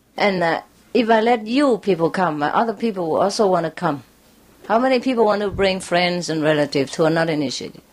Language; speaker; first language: English; non-native, fluent; Vietnamese